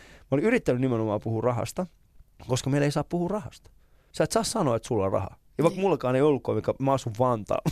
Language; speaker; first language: Finnish; early bilingual, other home language; Persian